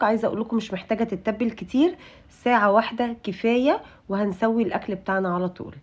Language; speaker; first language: Arabic; native; Arabic